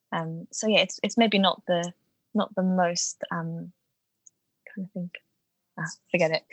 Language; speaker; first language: English; native; English